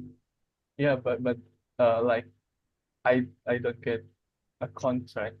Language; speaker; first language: English; non-native, learner; Indonesian